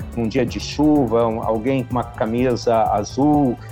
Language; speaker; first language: Portuguese; native; Portuguese